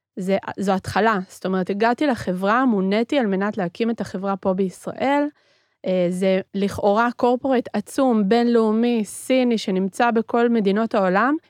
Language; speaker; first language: Hebrew; early bilingual, other home language; Spanish